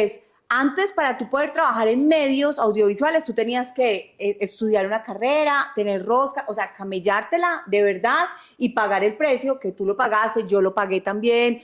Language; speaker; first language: Spanish; native; Spanish